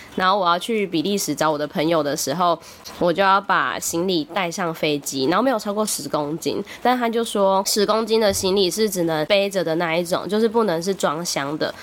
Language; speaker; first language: Chinese; native; Chinese